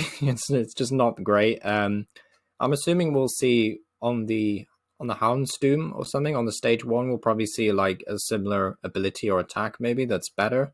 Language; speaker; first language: English; native; English